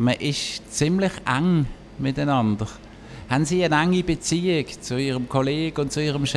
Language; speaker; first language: German; native; German